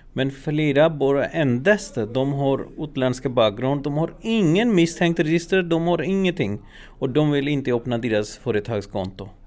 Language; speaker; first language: Swedish; non-native, learner; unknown